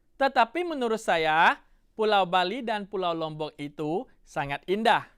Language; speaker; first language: Indonesian; non-native, fluent; Thai